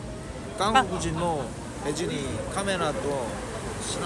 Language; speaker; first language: Japanese; non-native, learner; Korean